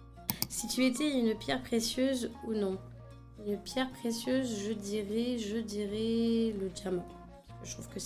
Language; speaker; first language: French; native; French